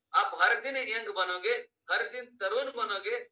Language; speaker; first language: Hindi; non-native, local second language; Marathi